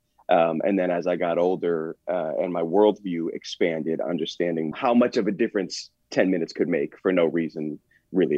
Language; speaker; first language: English; native; English